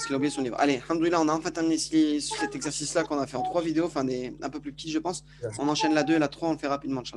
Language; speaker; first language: French; native; French